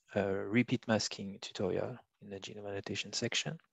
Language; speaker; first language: English; non-native, fluent; French